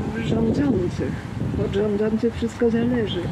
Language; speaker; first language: Polish; native; Polish